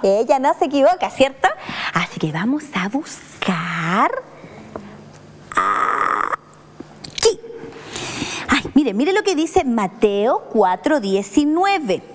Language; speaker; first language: Spanish; native; Spanish